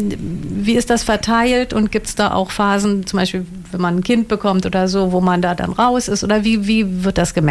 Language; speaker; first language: German; native; German